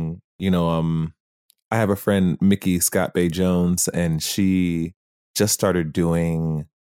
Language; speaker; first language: English; native; English